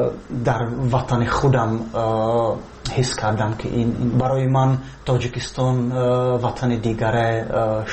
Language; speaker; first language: Persian; non-native, fluent; Czech